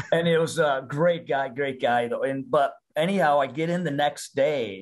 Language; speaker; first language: English; native; English